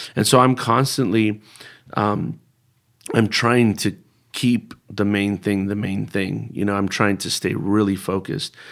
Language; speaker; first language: English; early bilingual, other home language; Spanish